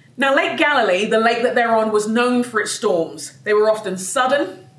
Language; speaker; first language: English; native; English